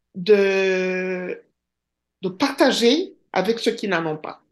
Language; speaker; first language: French; non-native, local second language; Kinyarwanda